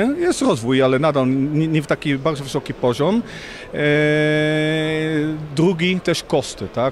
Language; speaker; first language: Polish; non-native, fluent; Dutch